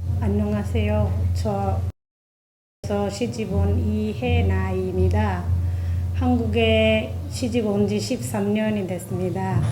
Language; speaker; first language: Korean; non-native, fluent; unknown